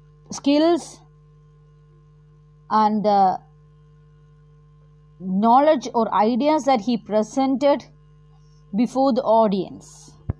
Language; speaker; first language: English; non-native, local second language; Malayalam